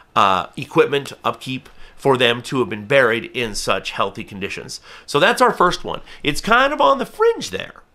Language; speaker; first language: English; native; English